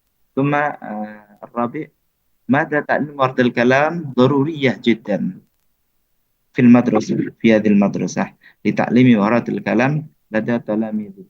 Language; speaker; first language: Arabic; non-native, fluent; Indonesian